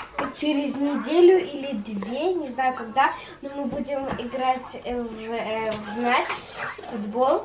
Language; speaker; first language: Russian; early bilingual, heritage; Russian